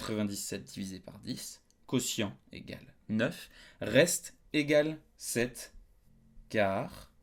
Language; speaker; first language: French; native; French